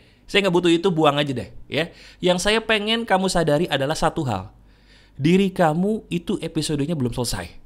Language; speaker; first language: Indonesian; native; Indonesian